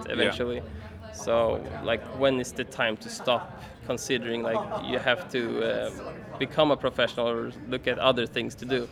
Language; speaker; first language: English; non-native, fluent; Swedish